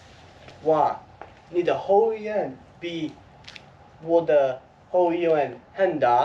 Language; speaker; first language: Chinese; non-native, learner; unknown